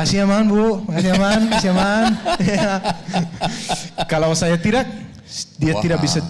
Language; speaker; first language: Indonesian; non-native, fluent; Danish